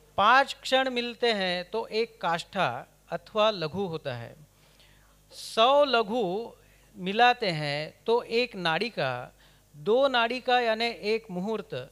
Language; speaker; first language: Hindi; non-native, local second language; Kannada